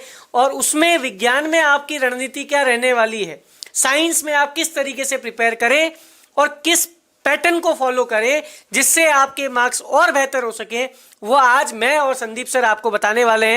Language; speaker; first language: Hindi; native; Hindi